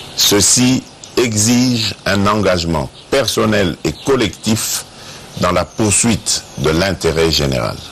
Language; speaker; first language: French; non-native, local second language; Luba-Lulua